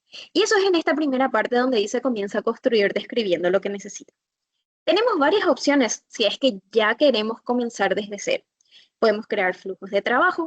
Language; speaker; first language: Spanish; native; Spanish